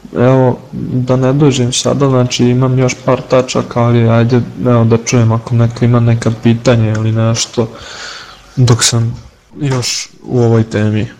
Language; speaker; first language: Serbian; native; Serbian